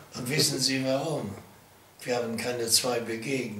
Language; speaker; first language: German; non-native, learner; English